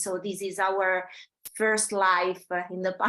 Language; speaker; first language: English; non-native, fluent; Italian